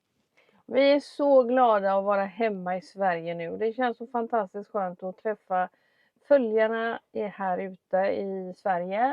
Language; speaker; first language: Swedish; native; Swedish